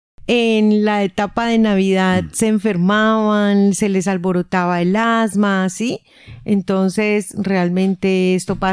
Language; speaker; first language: Spanish; native; Spanish